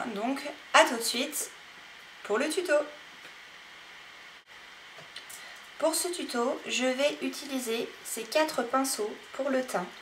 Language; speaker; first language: French; native; French